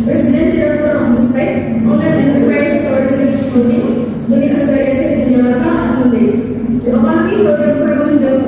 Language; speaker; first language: English; non-native, learner; Indonesian